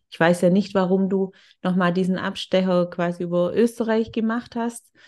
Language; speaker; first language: German; native; German